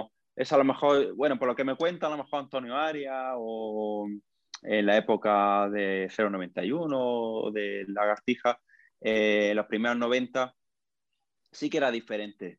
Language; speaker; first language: Spanish; native; Spanish